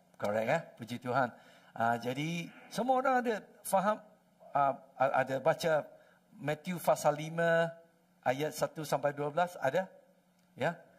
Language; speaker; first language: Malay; non-native, local second language; Chinese